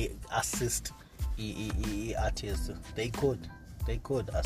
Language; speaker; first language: English; non-native, local second language; Xhosa